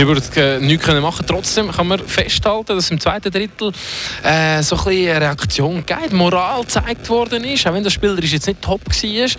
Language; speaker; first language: German; native; German